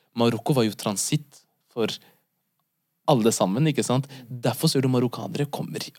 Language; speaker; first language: Norwegian; early bilingual, other home language; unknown